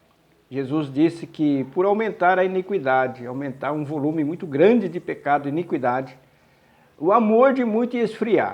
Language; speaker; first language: Portuguese; native; Portuguese